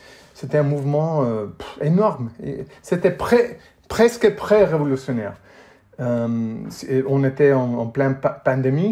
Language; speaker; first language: French; non-native, fluent; English